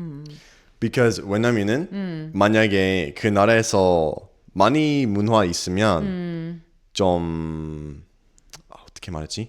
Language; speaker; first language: Korean; non-native, learner; English